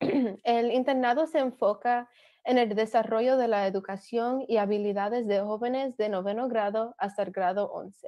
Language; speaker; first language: Spanish; early bilingual, other home language; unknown